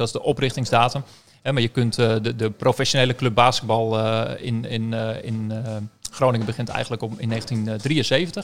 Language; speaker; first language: Dutch; native; Dutch